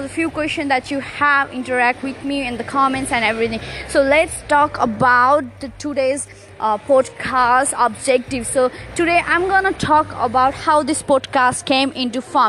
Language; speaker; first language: English; non-native, local second language; Nepali